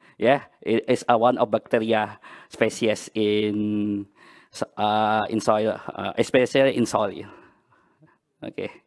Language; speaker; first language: English; non-native, learner; Banjar